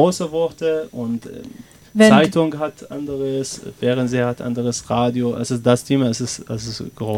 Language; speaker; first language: German; non-native, learner; Arabic